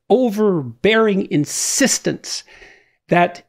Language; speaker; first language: English; native; English